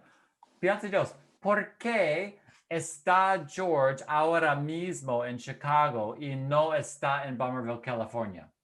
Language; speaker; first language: Spanish; non-native, fluent; English